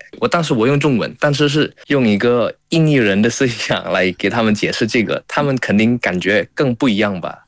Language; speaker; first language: Chinese; non-native, fluent; Indonesian